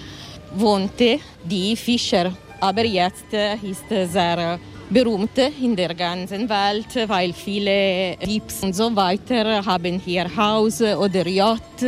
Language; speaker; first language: German; non-native, learner; Italian